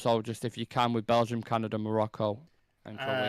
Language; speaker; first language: English; native; English